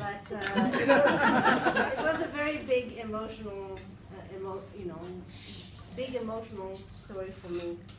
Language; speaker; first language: English; non-native, fluent; French